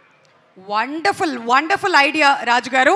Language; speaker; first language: Telugu; native; Telugu